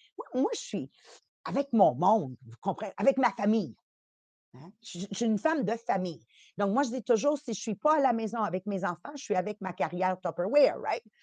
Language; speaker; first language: French; early bilingual, other home language; Italian